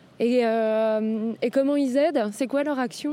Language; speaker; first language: French; native; French